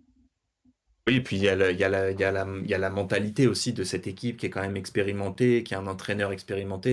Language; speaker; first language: French; native; French